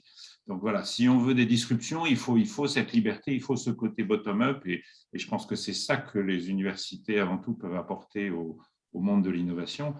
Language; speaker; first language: French; native; French